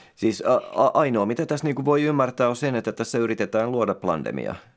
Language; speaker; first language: Finnish; native; Finnish